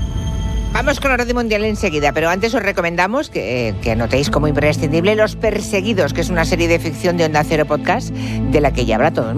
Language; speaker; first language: Spanish; native; Spanish